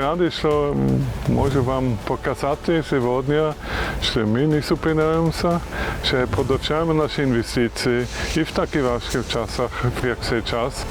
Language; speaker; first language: Ukrainian; non-native, learner; German